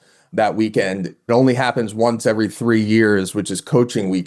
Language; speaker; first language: English; native; English